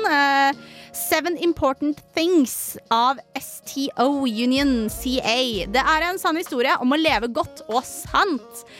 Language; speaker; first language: Norwegian; native; Norwegian